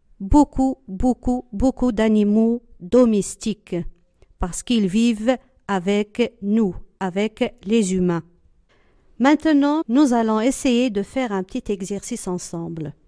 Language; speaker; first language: French; non-native, local second language; Arabic